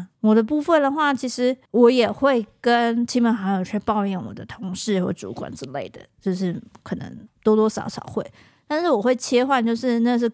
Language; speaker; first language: Chinese; native; Chinese